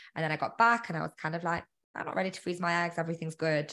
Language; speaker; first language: English; native; English